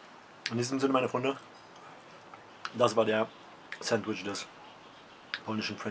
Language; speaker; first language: German; early bilingual, other home language; Polish